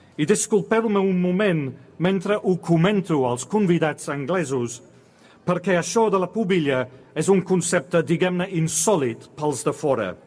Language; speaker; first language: Catalan; non-native, fluent; English